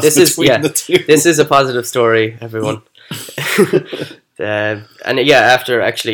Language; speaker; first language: English; native; English